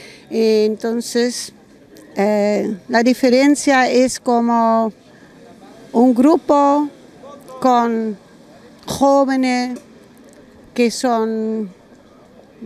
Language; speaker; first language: Spanish; non-native, learner; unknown